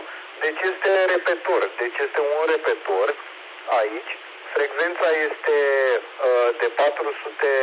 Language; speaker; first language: Romanian; native; Romanian